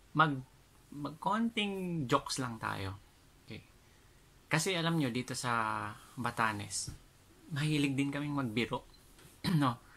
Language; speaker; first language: Filipino; non-native, local second language; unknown